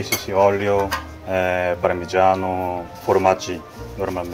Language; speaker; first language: Italian; non-native, learner; Korean